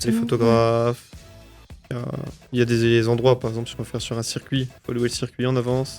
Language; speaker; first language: French; native; French